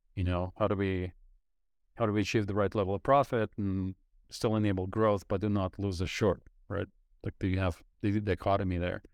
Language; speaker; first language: English; non-native, fluent; Ukrainian